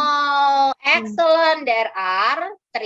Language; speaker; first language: English; non-native, fluent; Indonesian